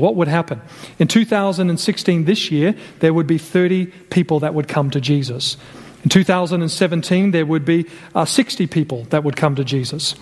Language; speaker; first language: English; native; English